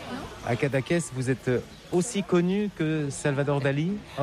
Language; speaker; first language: French; native; French